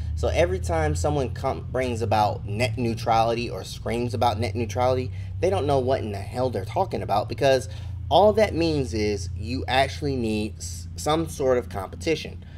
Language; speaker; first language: English; native; English